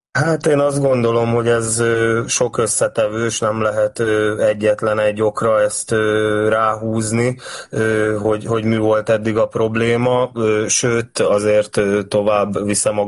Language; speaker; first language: Hungarian; native; Hungarian